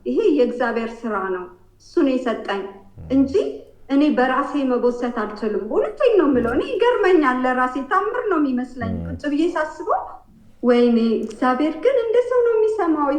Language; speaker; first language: Amharic; native; Amharic